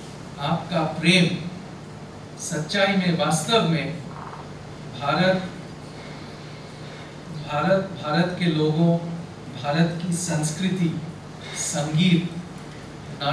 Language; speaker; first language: Hindi; non-native, local second language; Bangla